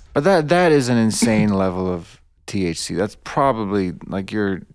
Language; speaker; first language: English; early bilingual, other home language; Bosnian